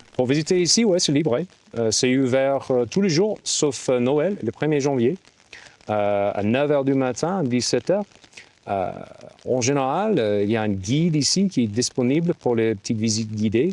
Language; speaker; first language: French; non-native, fluent; English